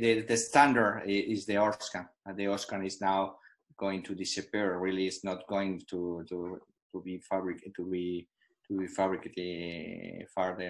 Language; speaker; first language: English; non-native, fluent; Spanish